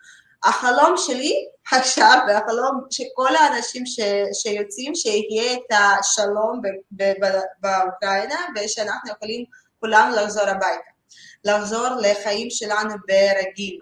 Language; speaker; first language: Hebrew; non-native, learner; Russian